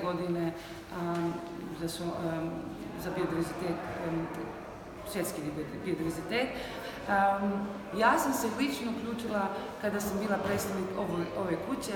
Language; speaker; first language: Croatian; non-native, fluent; German